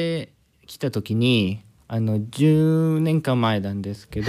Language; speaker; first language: Japanese; non-native, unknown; Spanish